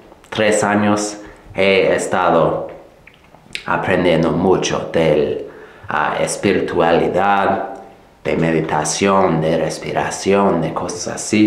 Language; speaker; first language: Spanish; non-native, fluent; English